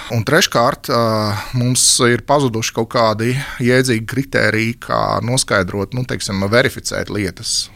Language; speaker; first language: Latvian; native; Latvian